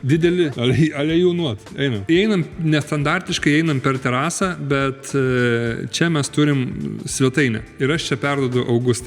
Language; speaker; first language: Lithuanian; native; Lithuanian